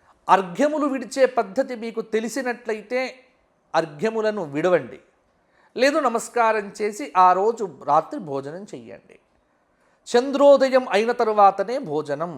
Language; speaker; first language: Telugu; native; Telugu